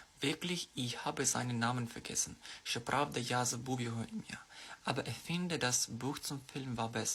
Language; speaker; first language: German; non-native, fluent; Ukrainian